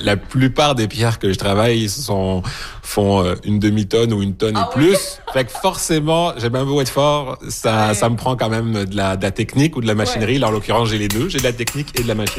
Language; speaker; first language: French; native; French